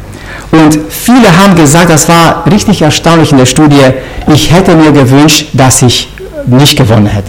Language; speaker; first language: German; non-native, fluent; Romanian